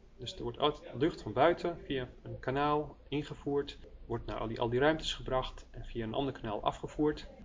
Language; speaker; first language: Dutch; early bilingual, heritage; Dutch